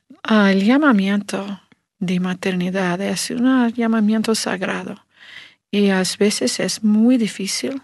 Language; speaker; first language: Spanish; non-native, learner; English